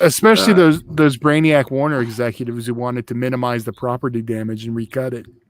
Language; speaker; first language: English; native; English